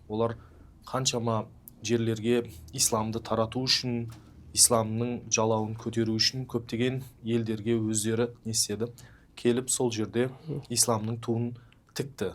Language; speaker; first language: Kazakh; native; Kazakh